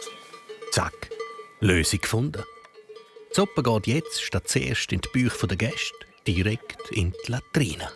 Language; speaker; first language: German; native; German